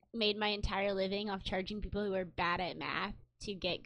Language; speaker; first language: English; native; English